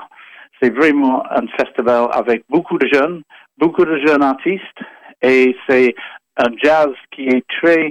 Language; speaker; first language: French; non-native, fluent; English